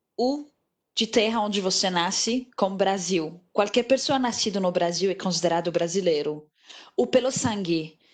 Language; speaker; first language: Portuguese; non-native, fluent; Arabic